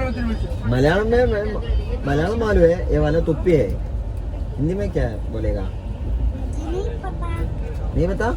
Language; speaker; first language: Hindi; non-native, local second language; Malayalam